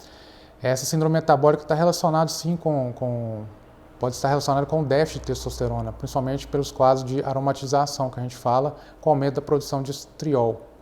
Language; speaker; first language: Portuguese; native; Portuguese